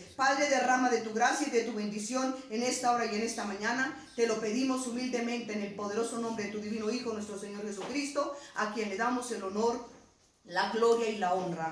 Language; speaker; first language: Spanish; native; Spanish